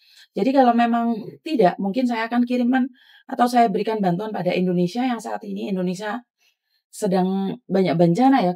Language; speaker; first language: Indonesian; non-native, local second language; Javanese